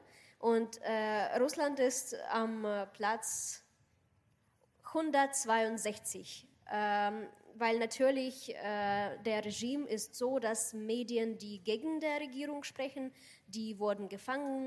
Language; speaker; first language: German; non-native, fluent; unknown